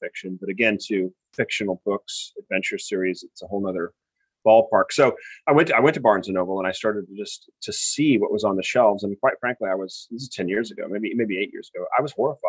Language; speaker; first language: English; native; English